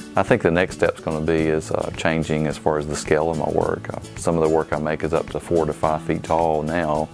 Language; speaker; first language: English; native; English